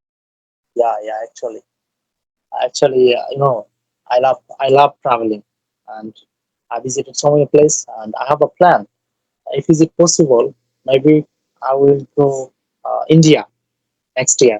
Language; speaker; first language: English; non-native, learner; Bangla